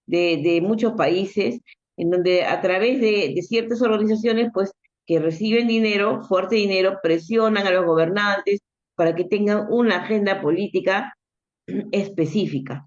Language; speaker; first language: Spanish; native; Spanish